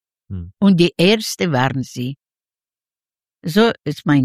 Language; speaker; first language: German; non-native, fluent; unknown